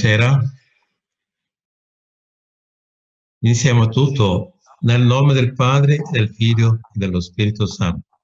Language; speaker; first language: Italian; non-native, fluent; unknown